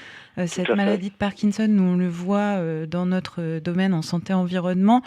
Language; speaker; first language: French; native; French